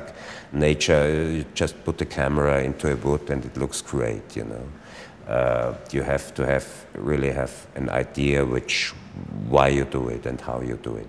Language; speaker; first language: English; non-native, fluent; German